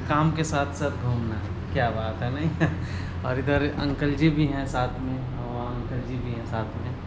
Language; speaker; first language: Hindi; native; Hindi